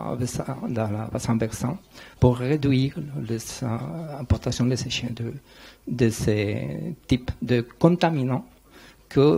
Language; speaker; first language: French; non-native, learner; Spanish